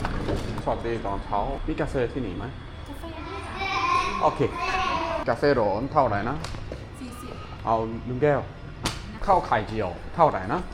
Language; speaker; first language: Thai; non-native, learner; English